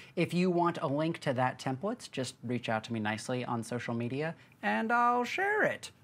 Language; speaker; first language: English; native; English